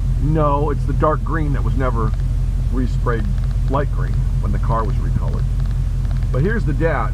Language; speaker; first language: English; native; English